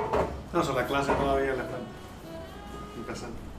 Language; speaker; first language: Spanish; early bilingual, heritage; Spanish